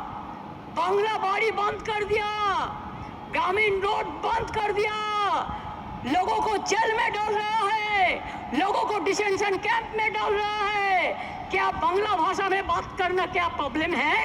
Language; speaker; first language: Hindi; non-native, local second language; Bangla